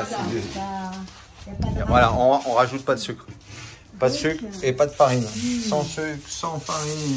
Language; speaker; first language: French; native; French